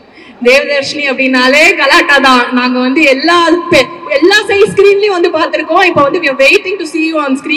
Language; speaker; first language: Tamil; native; Tamil